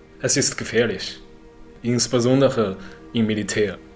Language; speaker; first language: German; non-native, learner; Chinese